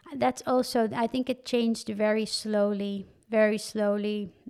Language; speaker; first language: English; non-native, fluent; Dutch